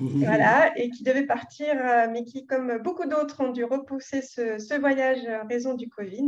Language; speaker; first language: French; native; French